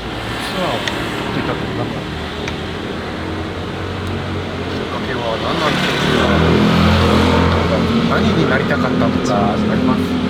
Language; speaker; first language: Japanese; native; Japanese